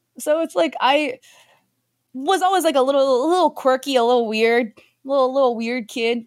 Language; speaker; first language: English; early bilingual, other home language; Chinese